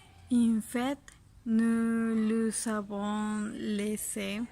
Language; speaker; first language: French; non-native, learner; Spanish